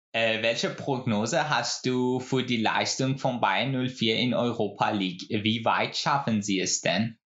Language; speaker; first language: German; non-native, fluent; Persian